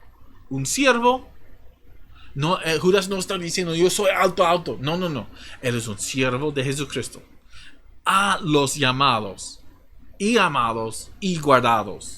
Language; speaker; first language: Spanish; non-native, fluent; English